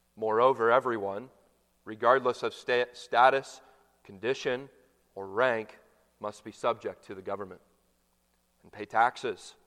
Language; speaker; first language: English; native; English